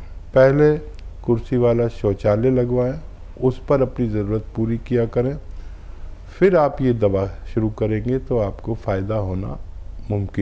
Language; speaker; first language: Hindi; native; Hindi